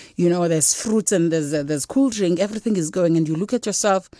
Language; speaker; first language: English; non-native, local second language; Xhosa